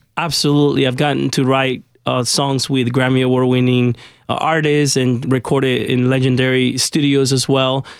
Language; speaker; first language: English; early bilingual, other home language; Spanish